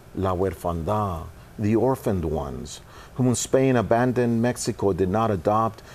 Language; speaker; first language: English; early bilingual, other home language; Spanish